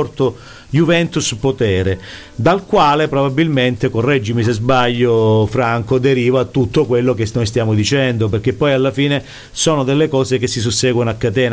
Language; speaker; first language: Italian; native; Italian